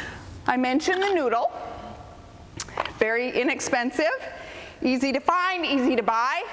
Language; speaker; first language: English; native; English